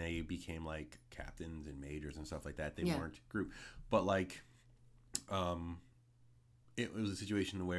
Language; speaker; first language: English; native; English